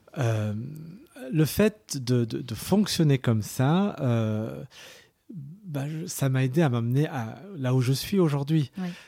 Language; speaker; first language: French; early bilingual, other home language; Arabic